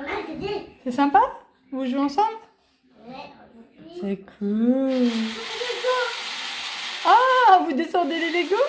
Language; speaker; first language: French; native; French